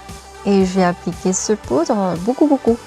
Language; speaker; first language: French; non-native, learner; Korean